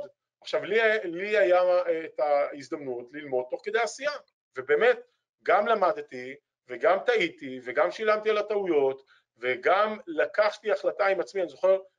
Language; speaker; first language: Hebrew; native; Hebrew